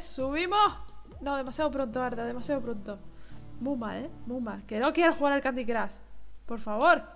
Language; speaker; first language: Spanish; native; Spanish